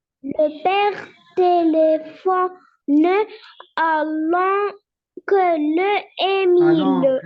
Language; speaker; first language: French; non-native, learner; Arabic